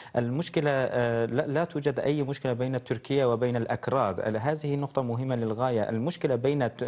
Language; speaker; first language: Arabic; non-native, fluent; Turkish